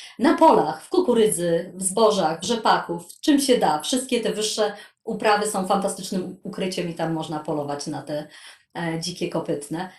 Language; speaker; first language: Polish; native; Polish